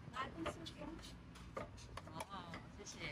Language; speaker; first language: Chinese; native; Chinese